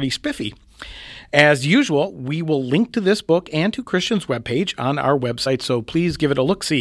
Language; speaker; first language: English; native; English